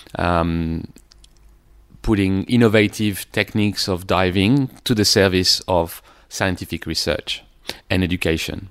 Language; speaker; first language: English; non-native, fluent; French